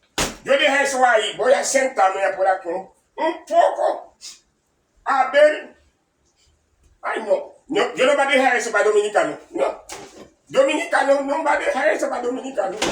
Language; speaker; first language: Spanish; non-native, learner; Haitian Creole